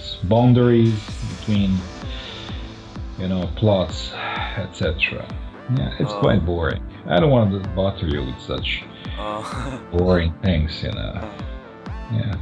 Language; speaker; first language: English; non-native, fluent; Croatian